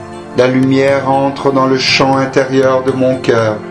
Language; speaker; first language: French; native; French